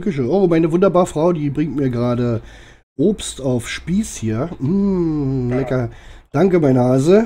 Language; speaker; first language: German; native; German